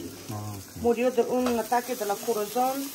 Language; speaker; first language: Spanish; non-native, learner; English